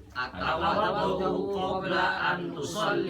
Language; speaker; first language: Arabic; non-native, learner; Indonesian